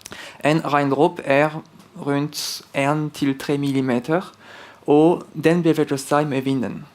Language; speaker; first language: Norwegian; non-native, fluent; French